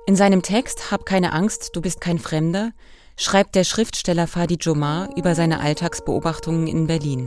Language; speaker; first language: German; native; German